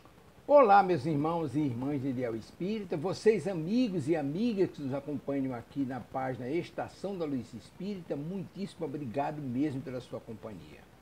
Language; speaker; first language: Portuguese; native; Portuguese